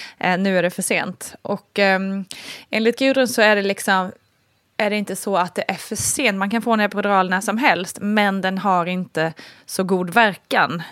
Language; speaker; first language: Swedish; native; Swedish